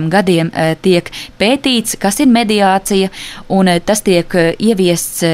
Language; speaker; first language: Latvian; native; Latvian